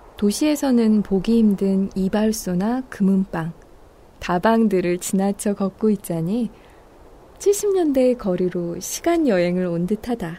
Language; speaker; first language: Korean; native; Korean